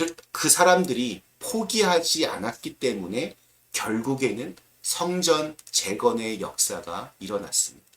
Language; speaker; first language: Korean; native; Korean